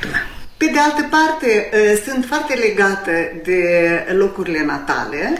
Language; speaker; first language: Romanian; native; Romanian